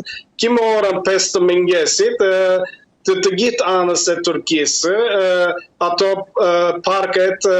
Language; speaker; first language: Albanian; early bilingual, heritage; Albanian